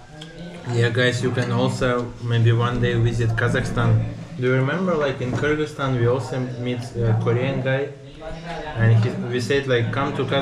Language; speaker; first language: English; non-native, learner; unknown